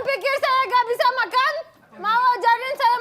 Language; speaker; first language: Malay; non-native, learner; Russian